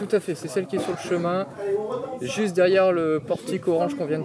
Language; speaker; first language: French; native; French